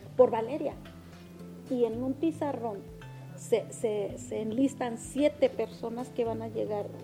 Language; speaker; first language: Spanish; non-native, local second language; Mixtepec Mixtec